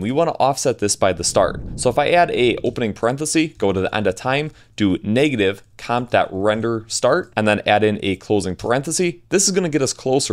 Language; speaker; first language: English; native; English